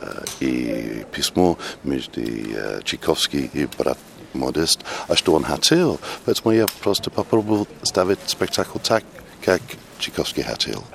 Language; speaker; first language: Russian; non-native, learner; English